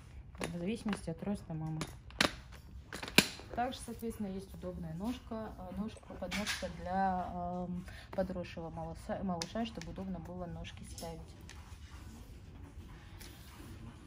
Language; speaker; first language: Russian; native; Russian